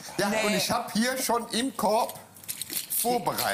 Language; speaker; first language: German; native; German